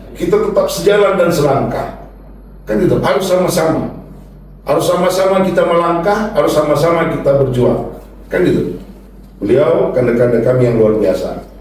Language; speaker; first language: Indonesian; native; Indonesian